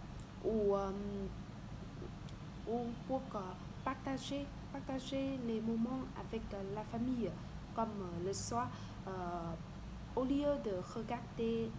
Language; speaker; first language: French; non-native, learner; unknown